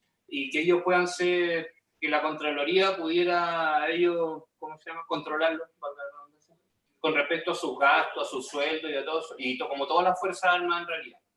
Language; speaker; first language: Spanish; native; Spanish